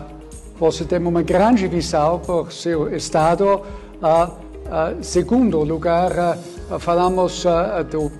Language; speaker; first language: Portuguese; non-native, fluent; German